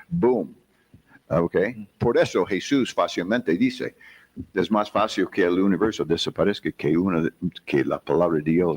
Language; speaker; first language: Spanish; non-native, fluent; English